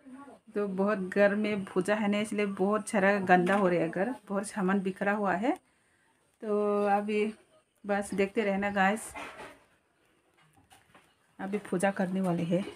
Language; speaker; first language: Hindi; non-native, local second language; Kok Borok